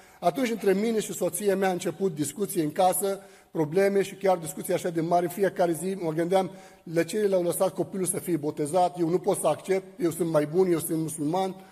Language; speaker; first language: Romanian; non-native, fluent; Arabic